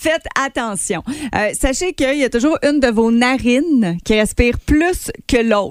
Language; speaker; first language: French; native; French